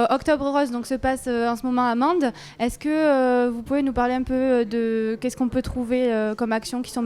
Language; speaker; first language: French; native; French